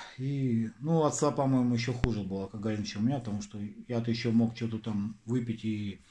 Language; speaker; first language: Russian; native; Russian